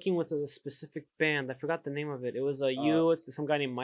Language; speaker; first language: English; native; English